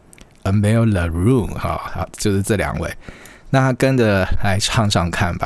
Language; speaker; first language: Chinese; native; Chinese